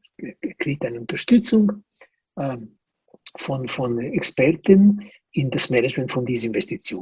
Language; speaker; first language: German; non-native, local second language; Italian